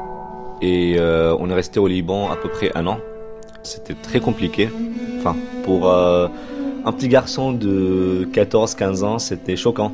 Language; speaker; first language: French; non-native, fluent; Arabic